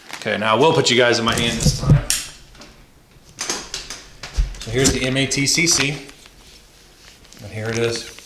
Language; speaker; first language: English; native; English